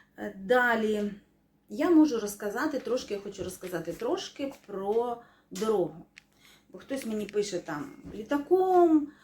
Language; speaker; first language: Ukrainian; non-native, local second language; Russian